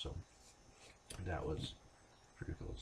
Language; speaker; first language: English; native; English